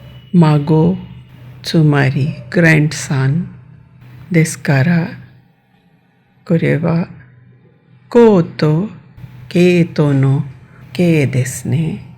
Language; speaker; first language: Japanese; non-native, fluent; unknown